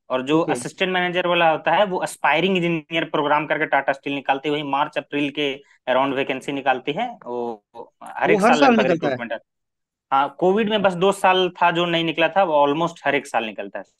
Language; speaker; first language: Hindi; native; Hindi